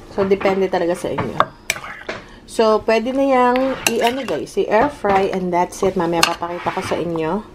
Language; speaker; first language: Filipino; native; Filipino